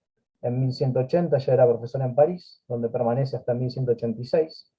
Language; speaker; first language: Spanish; native; Spanish